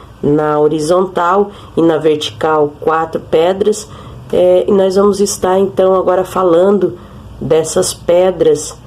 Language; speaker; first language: Portuguese; native; Portuguese